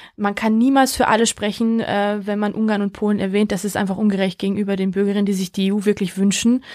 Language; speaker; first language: German; early bilingual, other home language; Georgian